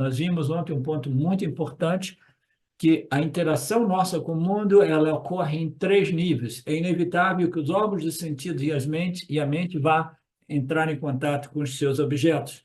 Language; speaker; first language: Portuguese; native; Portuguese